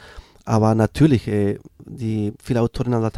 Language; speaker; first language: German; non-native, fluent; Spanish